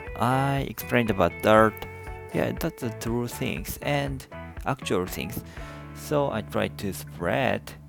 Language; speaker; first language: English; non-native, learner; Japanese